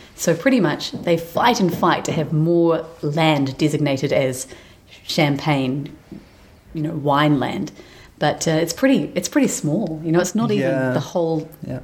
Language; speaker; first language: English; native; English